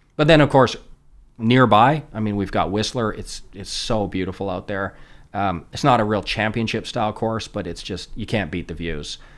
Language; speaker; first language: English; native; English